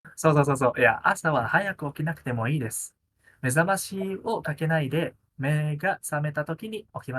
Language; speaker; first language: Japanese; non-native, fluent; Indonesian